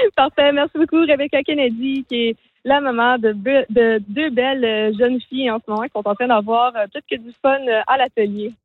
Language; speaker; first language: French; native; French